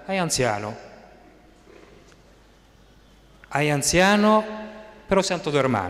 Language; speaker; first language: Spanish; non-native, fluent; Italian